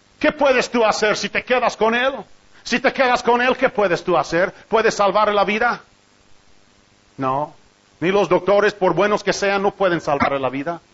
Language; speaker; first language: Spanish; non-native, fluent; English